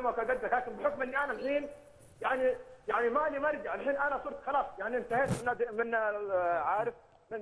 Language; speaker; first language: Arabic; native; Arabic